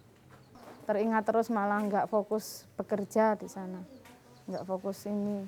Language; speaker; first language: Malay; non-native, local second language; Javanese